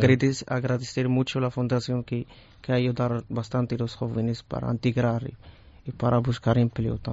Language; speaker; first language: Spanish; non-native, learner; Arabic